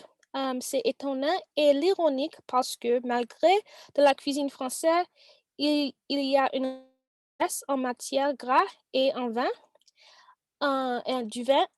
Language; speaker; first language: French; non-native, learner; English